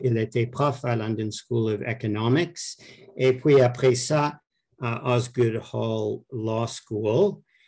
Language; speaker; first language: French; non-native, fluent; English